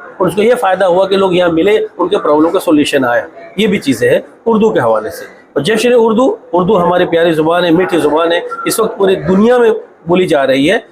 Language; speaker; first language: Hindi; non-native, local second language; Urdu